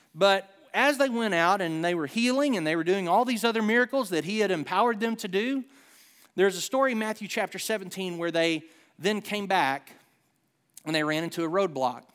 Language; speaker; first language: English; native; English